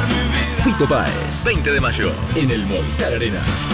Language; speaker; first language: Spanish; native; Spanish